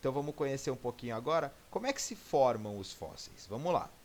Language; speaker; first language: Portuguese; native; Portuguese